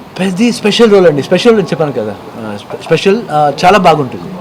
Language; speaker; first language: Telugu; non-native, learner; Kannada